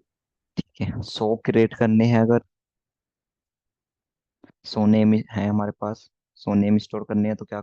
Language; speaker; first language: Hindi; native; Hindi